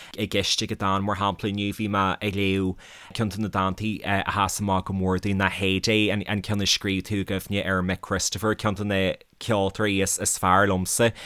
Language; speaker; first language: Irish; native; Irish